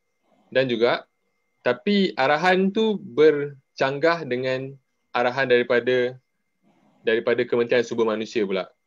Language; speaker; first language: Malay; native; Malay